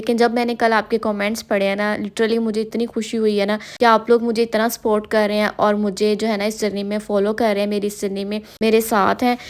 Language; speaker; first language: Urdu; non-native, local second language; Punjabi